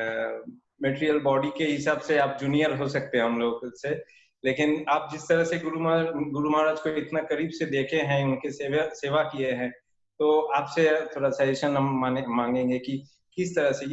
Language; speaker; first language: Hindi; native; Hindi